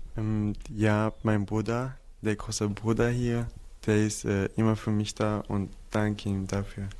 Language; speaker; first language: German; non-native, fluent; Kurdish